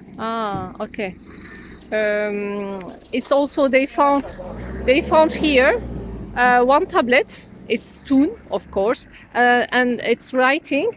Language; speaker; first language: English; non-native, learner; Turkish